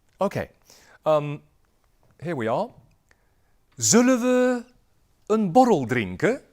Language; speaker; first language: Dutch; native; Dutch